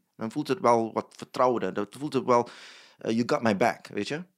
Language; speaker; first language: Dutch; non-native, fluent; English